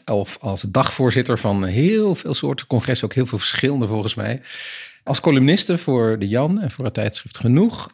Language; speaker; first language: Dutch; native; Dutch